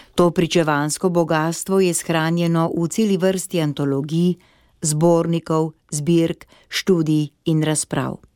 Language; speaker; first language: Slovenian; native; Slovenian